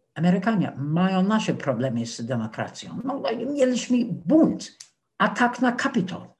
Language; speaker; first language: Polish; non-native, fluent; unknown